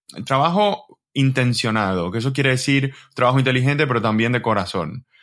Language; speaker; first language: Spanish; native; Spanish